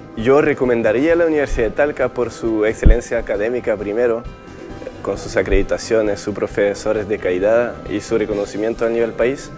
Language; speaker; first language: Spanish; non-native, fluent; French